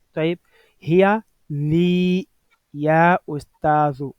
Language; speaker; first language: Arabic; non-native, fluent; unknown